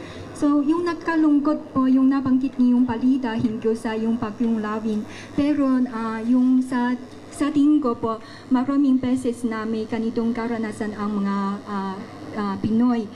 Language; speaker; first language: Filipino; non-native, learner; Chinese